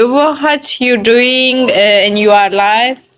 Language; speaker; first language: English; non-native, learner; Tajik